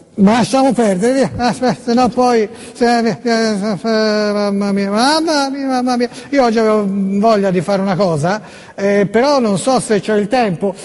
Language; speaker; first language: Italian; native; Italian